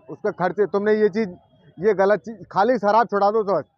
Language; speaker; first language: Hindi; native; Hindi